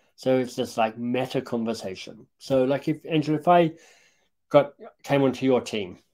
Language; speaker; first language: English; native; English